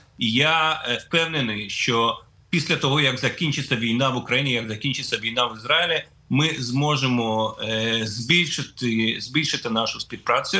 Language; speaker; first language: Ukrainian; non-native, fluent; Russian